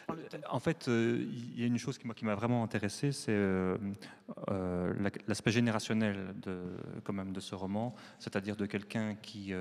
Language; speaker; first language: French; native; French